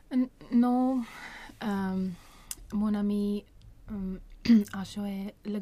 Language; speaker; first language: French; non-native, learner; Swedish